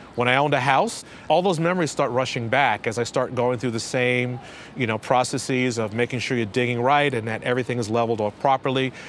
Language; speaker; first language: English; native; English